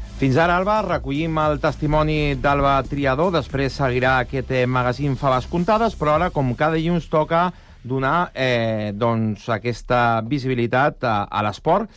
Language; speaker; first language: Catalan; native; Catalan